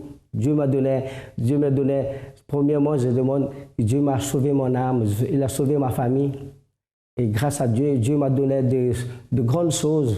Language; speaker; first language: French; non-native, fluent; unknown